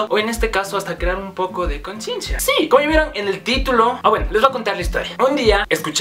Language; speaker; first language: Spanish; native; Spanish